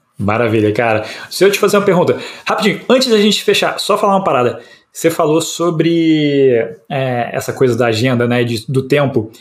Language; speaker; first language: Portuguese; native; Portuguese